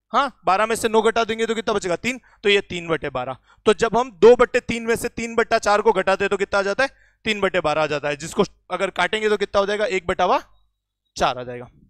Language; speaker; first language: Hindi; native; Hindi